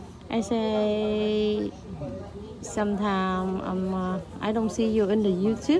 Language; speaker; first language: English; non-native, learner; Vietnamese